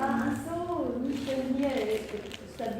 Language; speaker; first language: German; non-native, learner; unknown